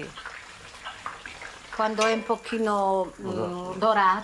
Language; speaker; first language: Italian; native; Italian